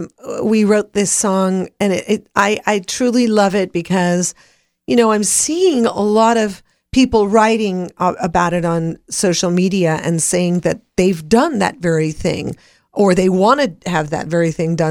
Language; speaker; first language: English; native; English